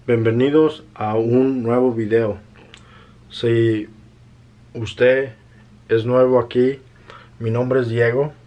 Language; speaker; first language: Spanish; early bilingual, heritage; Spanish